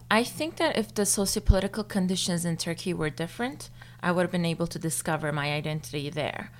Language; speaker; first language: English; non-native, fluent; Turkish